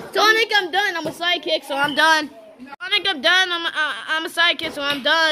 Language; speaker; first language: English; native; English